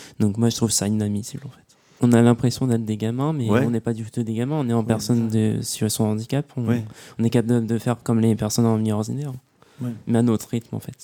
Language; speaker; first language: French; native; French